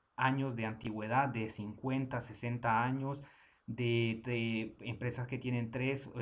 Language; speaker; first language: Spanish; native; Spanish